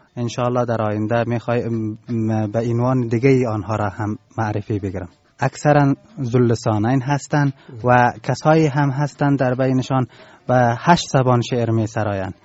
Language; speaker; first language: Persian; non-native, local second language; Turkmen